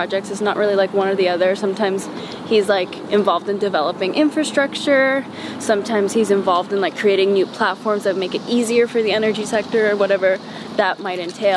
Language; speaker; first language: English; early bilingual, other home language; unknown